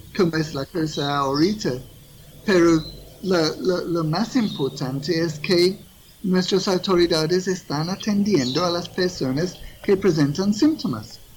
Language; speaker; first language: Spanish; non-native, fluent; English